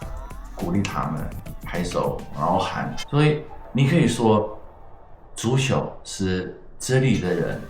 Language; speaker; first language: Chinese; non-native, fluent; Dutch